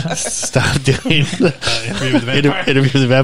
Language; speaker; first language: English; native; English